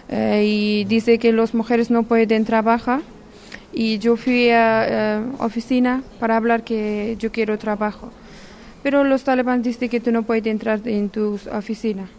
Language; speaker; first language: Spanish; non-native, learner; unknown